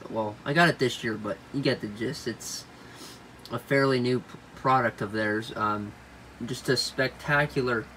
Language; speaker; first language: English; native; English